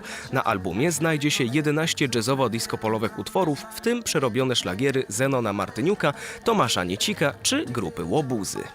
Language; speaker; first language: Polish; native; Polish